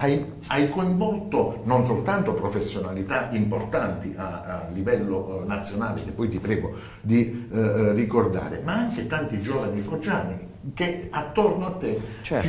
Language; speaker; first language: Italian; native; Italian